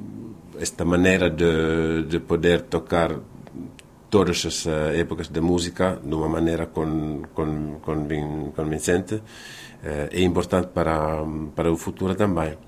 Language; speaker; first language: Portuguese; non-native, fluent; Finnish